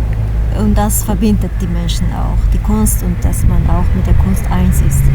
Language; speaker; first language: German; non-native, fluent; Armenian